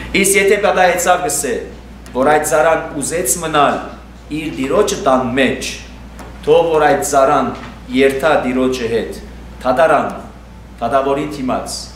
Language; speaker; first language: Armenian; early bilingual, heritage; Armenian